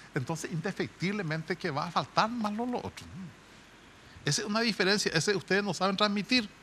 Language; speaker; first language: Spanish; native; Spanish